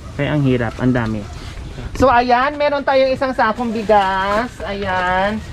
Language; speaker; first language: Filipino; native; Filipino